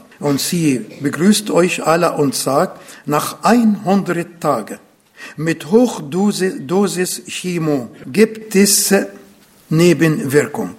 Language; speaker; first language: German; non-native, fluent; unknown